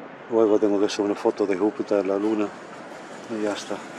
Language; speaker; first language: Spanish; early bilingual, heritage; Spanish